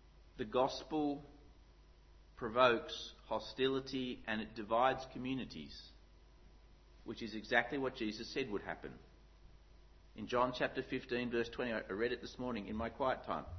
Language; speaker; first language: English; native; English